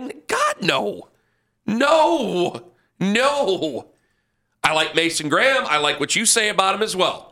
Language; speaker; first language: English; native; English